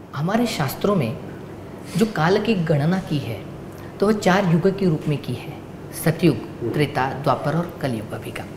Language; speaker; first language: Hindi; non-native, local second language; Marathi